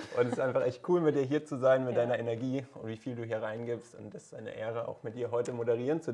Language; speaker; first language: German; native; German